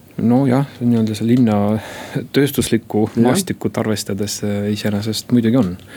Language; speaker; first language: Estonian; non-native, local second language; Russian